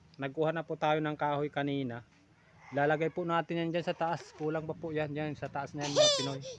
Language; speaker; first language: Filipino; non-native, local second language; Bikol